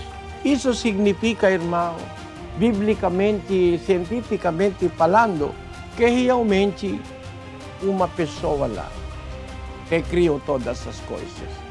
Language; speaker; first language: Portuguese; non-native, learner; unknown